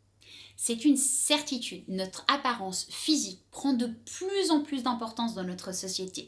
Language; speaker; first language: French; native; French